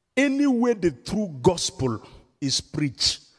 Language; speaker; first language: English; non-native, local second language; Yoruba